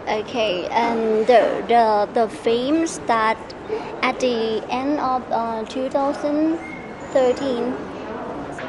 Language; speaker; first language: English; non-native, learner; Thai